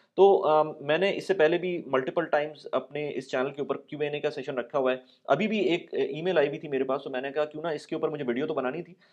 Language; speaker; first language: Urdu; native; Urdu